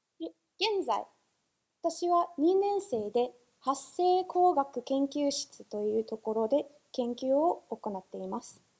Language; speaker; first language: Japanese; non-native, fluent; English